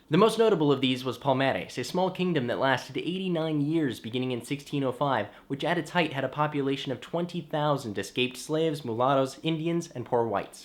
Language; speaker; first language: English; native; English